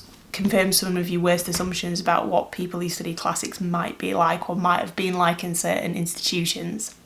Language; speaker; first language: English; native; English